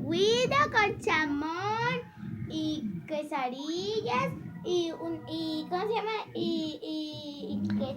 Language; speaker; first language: Spanish; native; Spanish